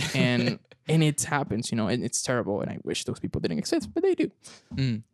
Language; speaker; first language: English; non-native, fluent; Spanish